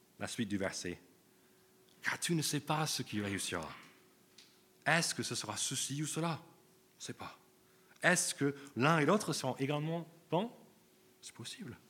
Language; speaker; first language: French; non-native, fluent; English